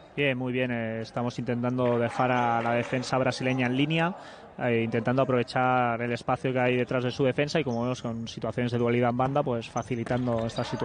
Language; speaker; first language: Spanish; native; Spanish